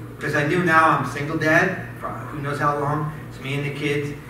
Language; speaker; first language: English; native; English